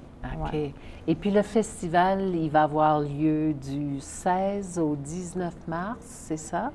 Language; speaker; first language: French; native; French